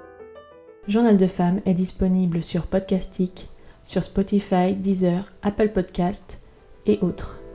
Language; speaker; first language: French; native; French